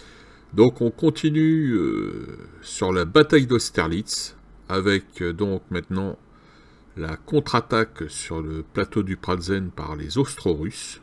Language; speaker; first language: French; native; French